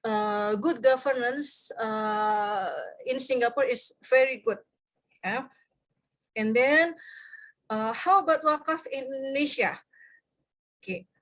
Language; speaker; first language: English; non-native, fluent; Indonesian